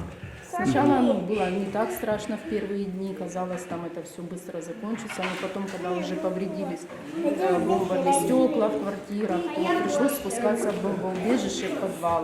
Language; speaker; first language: Russian; native; Russian